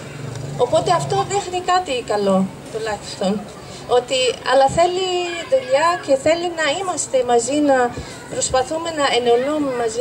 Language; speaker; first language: Greek; non-native, fluent; Arabic